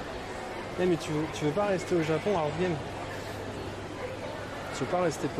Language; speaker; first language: French; native; French